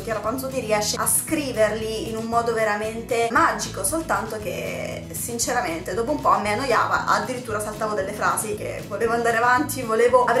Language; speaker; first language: Italian; native; Italian